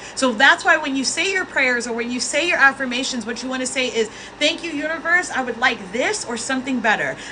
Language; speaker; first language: English; native; English